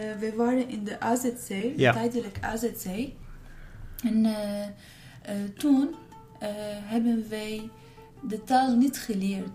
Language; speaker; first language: Dutch; non-native, learner; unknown